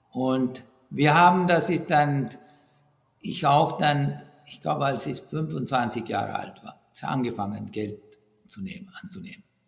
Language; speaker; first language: German; non-native, learner; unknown